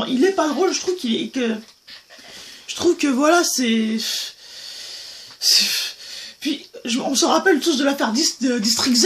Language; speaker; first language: French; native; French